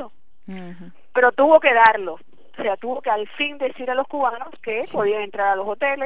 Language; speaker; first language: Spanish; native; Spanish